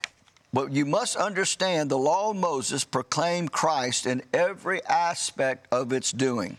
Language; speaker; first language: English; native; English